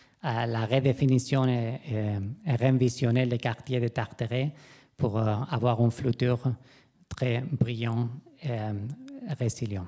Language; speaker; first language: French; non-native, fluent; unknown